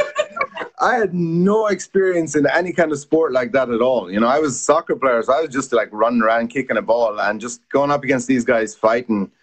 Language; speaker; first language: English; native; English